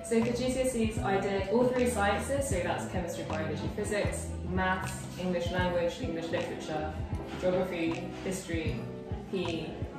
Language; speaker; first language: English; early bilingual, other home language; Korean